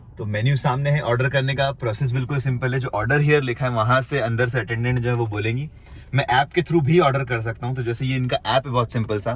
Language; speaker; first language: Hindi; native; Hindi